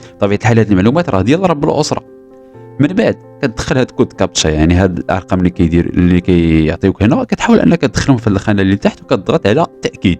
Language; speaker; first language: Arabic; native; Arabic